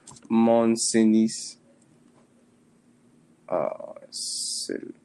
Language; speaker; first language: French; non-native, learner; English